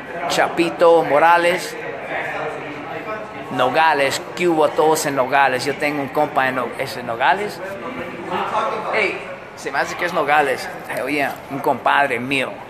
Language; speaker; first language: Spanish; early bilingual, other home language; English